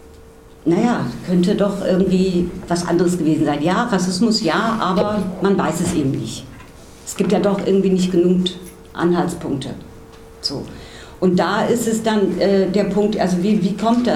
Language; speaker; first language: German; native; German